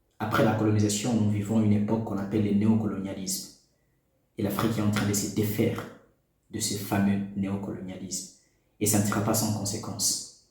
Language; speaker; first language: French; non-native, local second language; Lingala